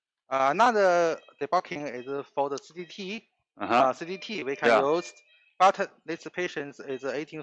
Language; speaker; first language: English; non-native, learner; Chinese